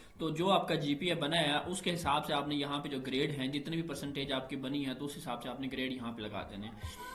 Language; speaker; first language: Urdu; native; Urdu